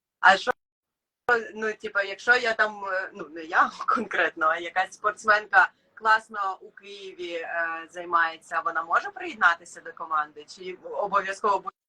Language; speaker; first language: Ukrainian; native; Ukrainian